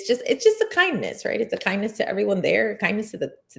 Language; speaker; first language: English; native; English